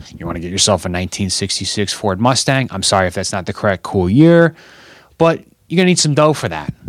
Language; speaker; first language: English; native; English